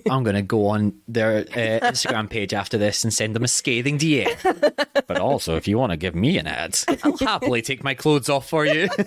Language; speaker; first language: English; native; English